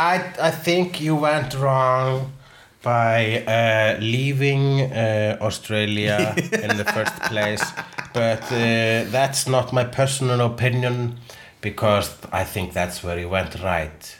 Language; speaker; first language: English; non-native, fluent; Icelandic